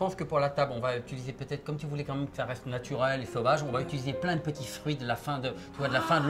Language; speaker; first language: French; native; French